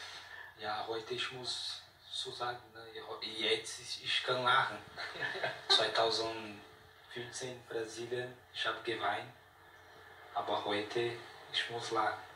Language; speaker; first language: German; non-native, fluent; Portuguese